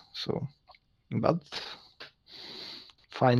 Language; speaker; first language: English; non-native, learner; Polish